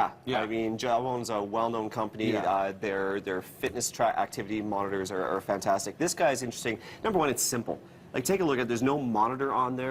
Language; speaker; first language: English; native; English